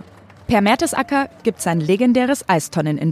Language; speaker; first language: German; native; German